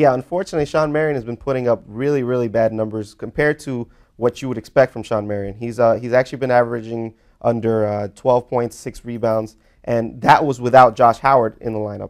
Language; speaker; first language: English; native; English